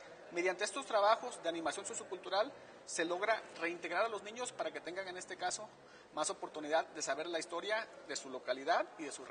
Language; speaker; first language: Spanish; native; Spanish